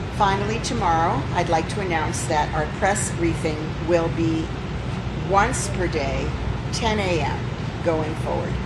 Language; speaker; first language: English; native; English